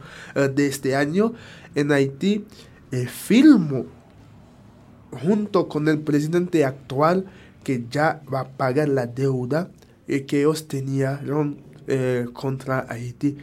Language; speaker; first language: Spanish; non-native, fluent; Haitian Creole